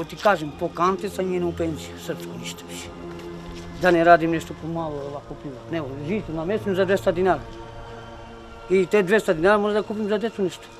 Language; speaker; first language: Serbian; non-native, local second language; Romany